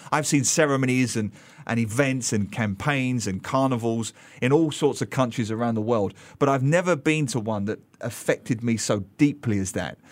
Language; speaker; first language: English; native; English